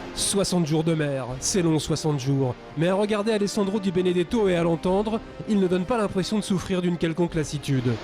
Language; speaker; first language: French; native; French